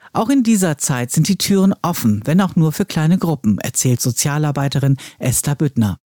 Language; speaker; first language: German; native; German